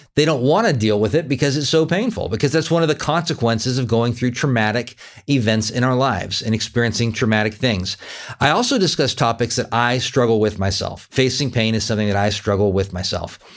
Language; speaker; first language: English; native; English